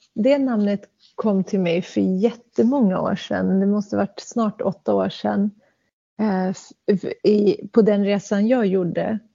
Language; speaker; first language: Swedish; early bilingual, other home language; Central Kurdish